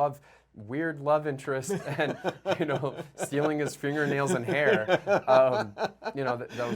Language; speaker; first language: English; native; English